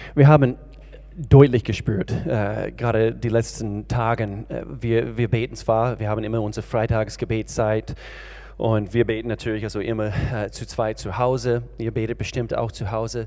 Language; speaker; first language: German; non-native, fluent; English